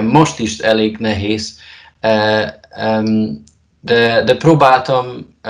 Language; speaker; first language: Hungarian; non-native, learner; Polish